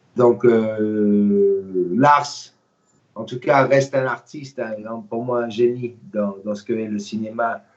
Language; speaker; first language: French; non-native, fluent; English